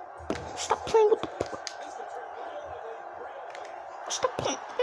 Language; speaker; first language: English; native; English